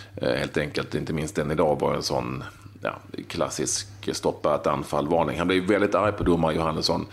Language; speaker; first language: Swedish; native; Swedish